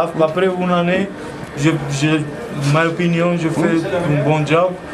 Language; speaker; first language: French; non-native, learner; Romanian